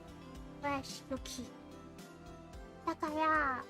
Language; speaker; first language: Japanese; non-native, learner; English